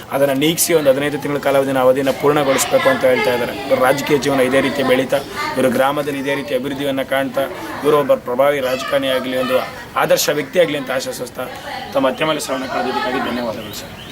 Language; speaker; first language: Kannada; native; Kannada